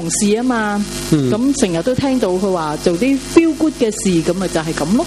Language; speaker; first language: Chinese; non-native, local second language; Cantonese